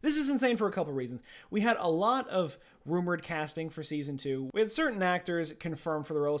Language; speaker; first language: English; native; English